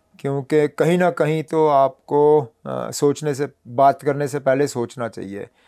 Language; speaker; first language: Hindi; non-native, local second language; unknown